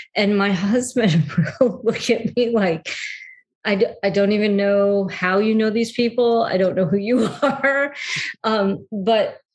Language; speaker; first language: English; native; English